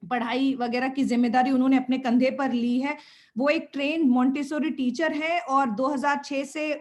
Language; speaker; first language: Hindi; non-native, local second language; Bangla